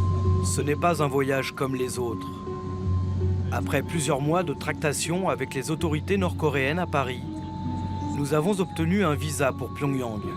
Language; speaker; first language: French; native; French